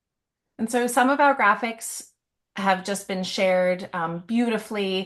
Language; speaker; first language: English; native; English